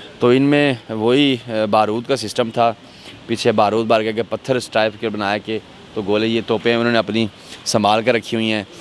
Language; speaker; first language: Urdu; non-native, local second language; Punjabi